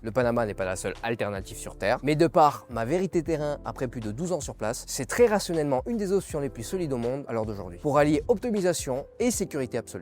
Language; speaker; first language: French; native; French